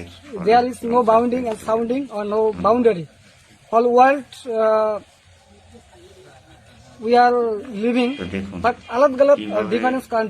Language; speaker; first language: English; non-native, learner; Bangla